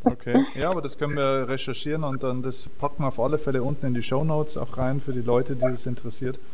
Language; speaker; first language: German; native; German